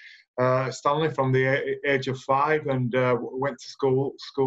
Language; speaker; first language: English; native; English